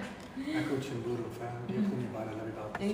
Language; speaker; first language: Indonesian; non-native, fluent; English